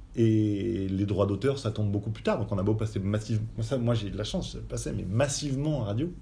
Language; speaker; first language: French; native; French